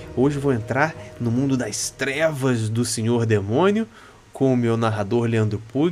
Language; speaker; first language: Portuguese; native; Portuguese